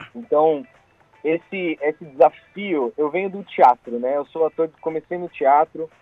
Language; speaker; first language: Portuguese; native; Portuguese